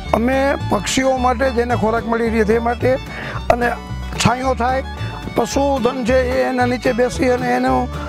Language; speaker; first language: Gujarati; native; Gujarati